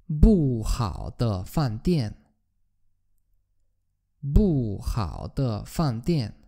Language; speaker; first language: Chinese; non-native, fluent; Polish